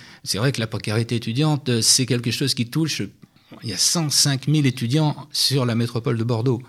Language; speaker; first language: French; native; French